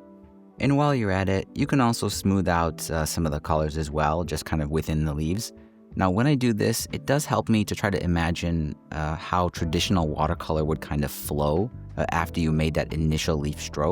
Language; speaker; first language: English; native; English